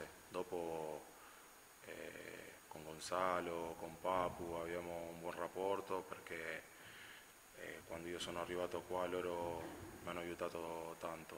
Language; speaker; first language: Italian; non-native, fluent; Spanish